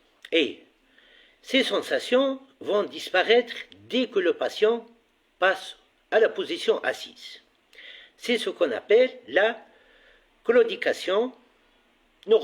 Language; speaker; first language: French; non-native, local second language; Arabic